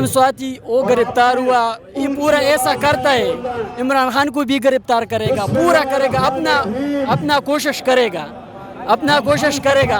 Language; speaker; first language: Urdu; non-native, local second language; Pashto